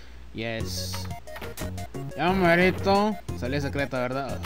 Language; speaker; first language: Spanish; native; Spanish